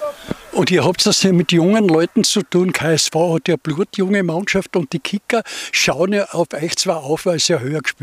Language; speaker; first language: German; native; German